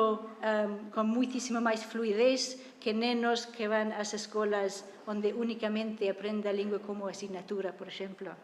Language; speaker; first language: Galician; non-native, fluent; English